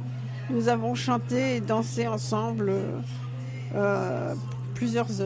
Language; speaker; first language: French; native; French